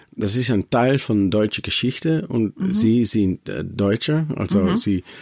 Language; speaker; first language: German; non-native, learner; Dutch